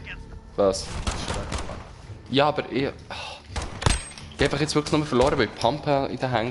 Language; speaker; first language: German; native; German